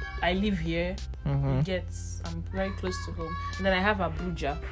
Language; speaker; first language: English; non-native, local second language; Igbo